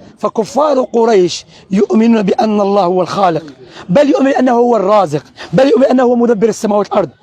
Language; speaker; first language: Arabic; native; Arabic